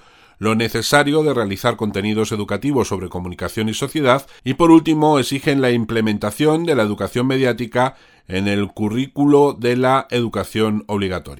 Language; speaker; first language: Spanish; native; Spanish